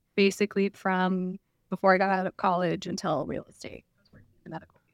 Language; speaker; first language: English; native; English